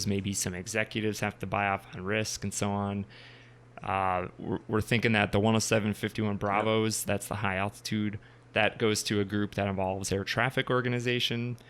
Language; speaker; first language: English; native; English